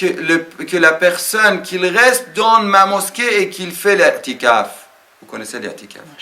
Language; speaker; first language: French; non-native, fluent; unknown